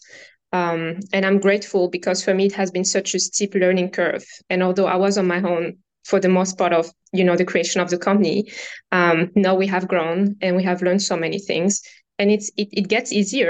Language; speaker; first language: English; non-native, fluent; French